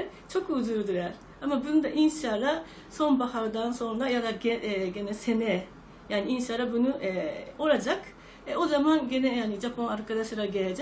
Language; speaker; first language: Turkish; non-native, fluent; Japanese